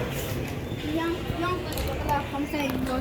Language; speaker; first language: French; non-native, learner; Arabic